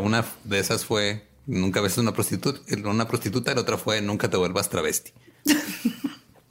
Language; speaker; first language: Spanish; native; Spanish